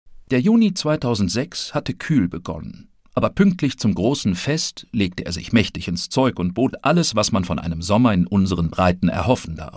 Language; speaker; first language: German; native; German